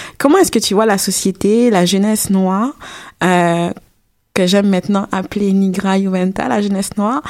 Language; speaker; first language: French; native; French